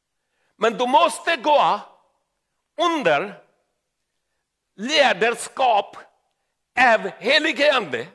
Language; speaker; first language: Swedish; non-native, learner; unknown